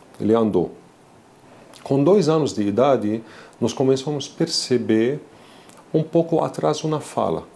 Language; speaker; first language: Portuguese; non-native, fluent; Arabic